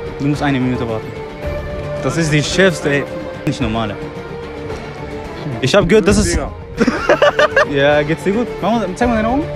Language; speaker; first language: German; non-native, learner; Persian